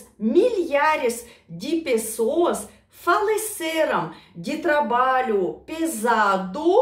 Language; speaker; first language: Portuguese; non-native, fluent; Russian